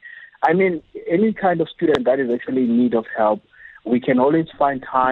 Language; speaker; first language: English; non-native, local second language; Xhosa